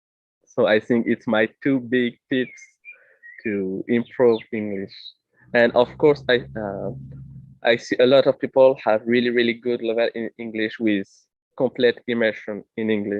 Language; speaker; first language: English; non-native, fluent; French